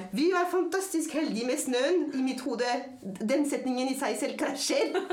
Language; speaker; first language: Norwegian; non-native, fluent; French